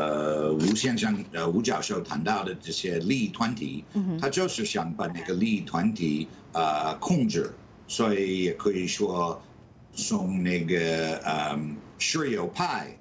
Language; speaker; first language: Chinese; non-native, fluent; English